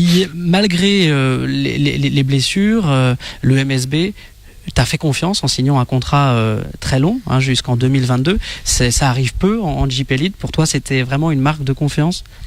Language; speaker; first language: French; native; French